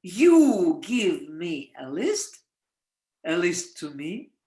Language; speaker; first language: English; non-native, fluent; Russian